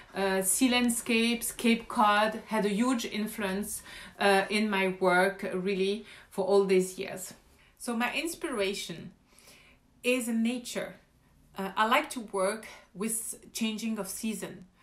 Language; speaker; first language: English; non-native, fluent; French